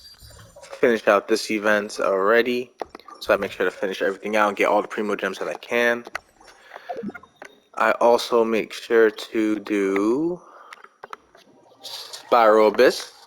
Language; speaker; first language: English; native; English